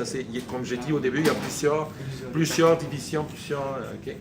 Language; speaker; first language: French; native; French